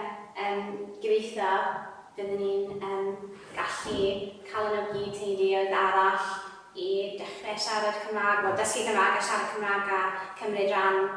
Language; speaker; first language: Welsh; non-native, fluent; English